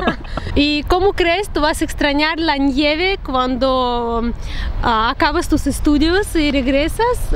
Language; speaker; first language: Spanish; non-native, fluent; Russian